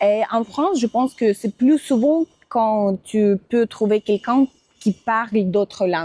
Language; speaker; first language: French; non-native, fluent; Russian